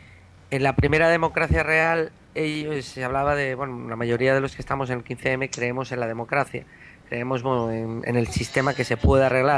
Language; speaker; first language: Spanish; native; Spanish